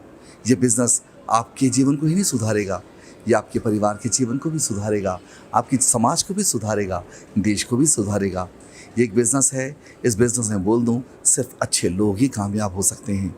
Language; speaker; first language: Hindi; native; Hindi